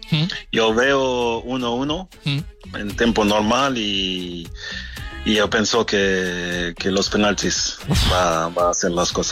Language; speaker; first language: Spanish; non-native, fluent; French